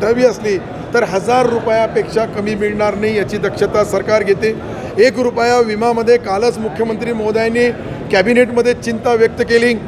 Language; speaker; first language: Marathi; non-native, local second language; Urdu